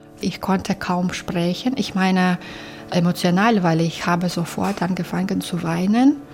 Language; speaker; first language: German; non-native, fluent; Belarusian